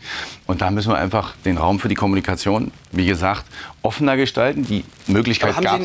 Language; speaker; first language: German; native; German